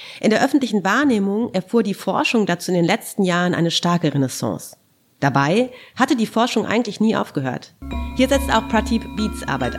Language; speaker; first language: German; native; German